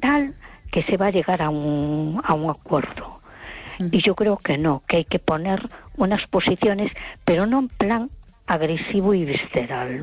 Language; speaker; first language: Spanish; native; Spanish